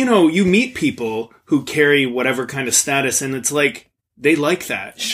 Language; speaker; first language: English; native; English